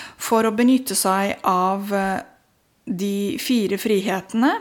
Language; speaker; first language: Norwegian; non-native, fluent; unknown